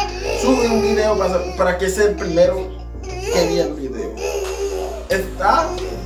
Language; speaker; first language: Spanish; non-native, learner; Haitian Creole